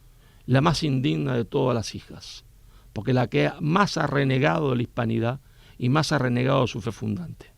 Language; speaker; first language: Spanish; native; Spanish